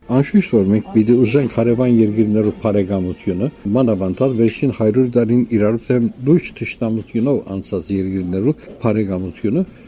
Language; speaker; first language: Armenian; early bilingual, heritage; Armenian